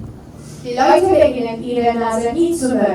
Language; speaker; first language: German; non-native, learner; Turkish